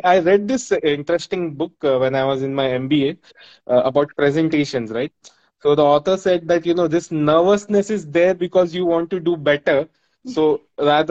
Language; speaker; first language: English; non-native, local second language; Marathi